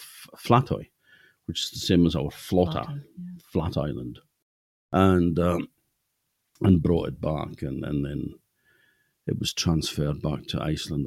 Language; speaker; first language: English; native; English